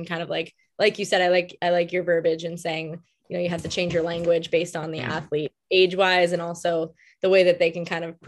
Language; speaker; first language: English; native; English